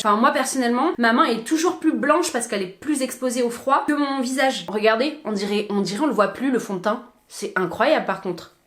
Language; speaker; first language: French; native; French